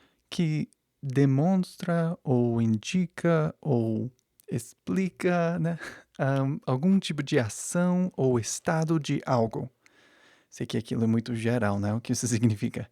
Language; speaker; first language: Portuguese; non-native, fluent; English